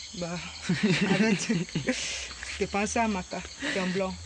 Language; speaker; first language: French; non-native, local second language; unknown